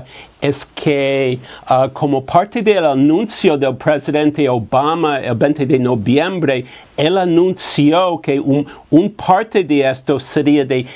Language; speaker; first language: Spanish; non-native, fluent; English